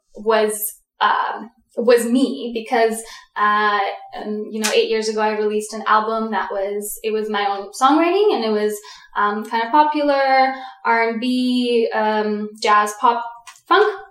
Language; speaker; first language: English; early bilingual, other home language; Russian